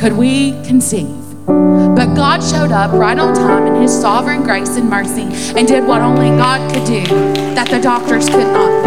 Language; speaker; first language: English; native; English